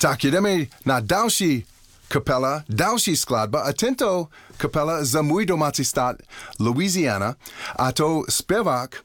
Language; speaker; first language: Czech; non-native, learner; English